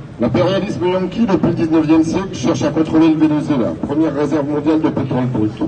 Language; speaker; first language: French; native; French